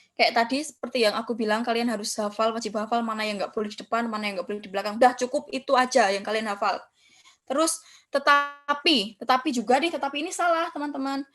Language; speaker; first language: Indonesian; non-native, local second language; Javanese